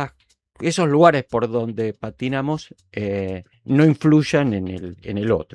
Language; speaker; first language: Spanish; native; Spanish